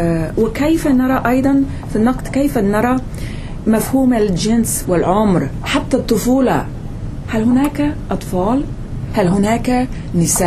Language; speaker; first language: Arabic; non-native, fluent; English